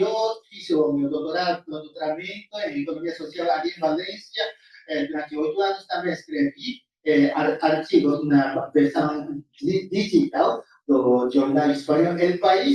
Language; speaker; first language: Portuguese; non-native, fluent; Japanese